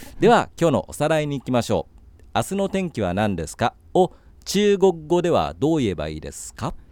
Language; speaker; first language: Japanese; native; Japanese